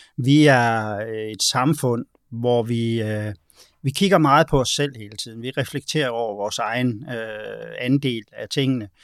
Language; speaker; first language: Danish; native; Danish